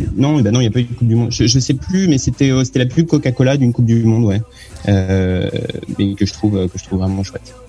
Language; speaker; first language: French; native; French